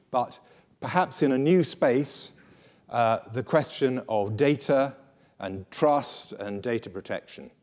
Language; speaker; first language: English; native; English